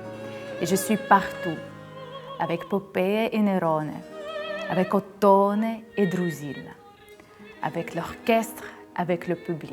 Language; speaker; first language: French; non-native, fluent; Russian